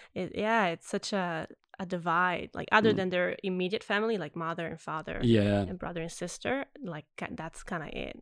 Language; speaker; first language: English; non-native, fluent; Italian